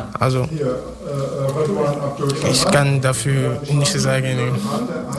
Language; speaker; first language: German; non-native, learner; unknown